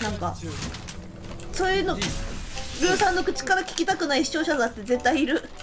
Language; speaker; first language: Japanese; native; Japanese